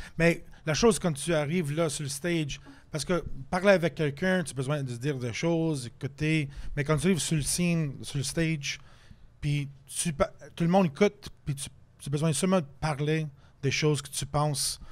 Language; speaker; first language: French; non-native, fluent; English